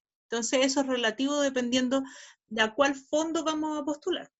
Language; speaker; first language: Spanish; native; Spanish